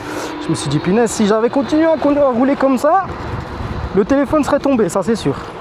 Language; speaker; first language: French; native; French